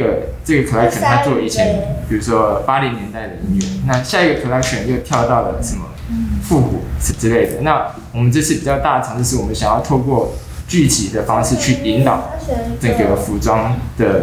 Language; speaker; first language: Chinese; native; Chinese